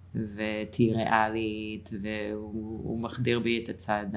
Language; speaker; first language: Hebrew; non-native, fluent; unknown